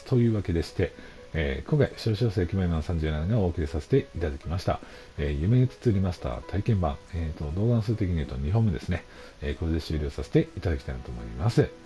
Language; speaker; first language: Japanese; native; Japanese